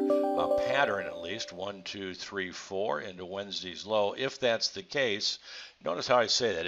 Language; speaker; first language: English; native; English